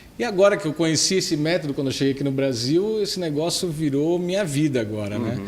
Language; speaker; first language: Portuguese; native; Portuguese